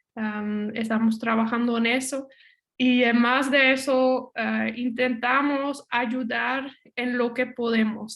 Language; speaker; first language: Spanish; non-native, fluent; Dutch